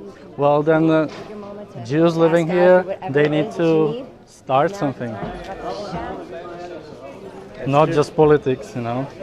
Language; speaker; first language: English; non-native, learner; Czech